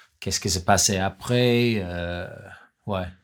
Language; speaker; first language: French; non-native, learner; English